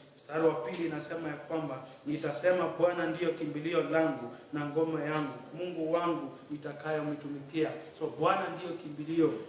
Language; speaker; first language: Swahili; native; Swahili